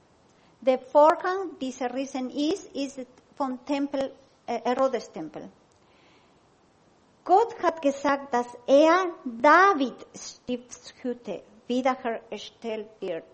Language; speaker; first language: German; non-native, learner; Spanish